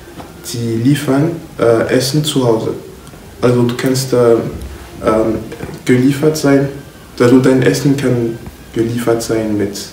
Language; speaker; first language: German; non-native, learner; French